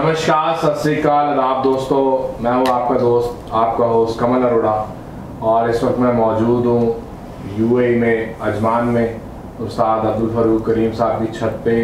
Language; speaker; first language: Hindi; native; Hindi